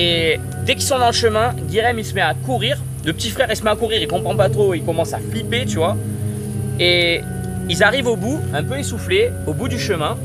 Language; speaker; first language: French; native; French